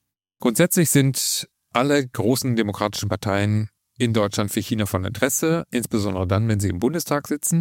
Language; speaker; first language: German; native; German